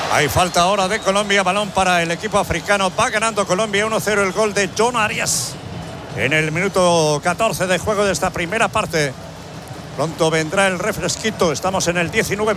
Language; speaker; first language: Spanish; native; Spanish